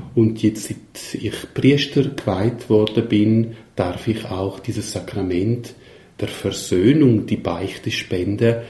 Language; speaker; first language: German; non-native, local second language; Italian